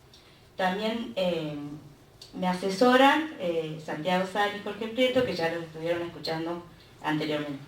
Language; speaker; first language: Spanish; native; Spanish